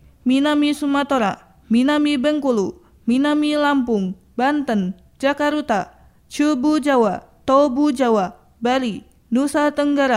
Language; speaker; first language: Japanese; non-native, fluent; Indonesian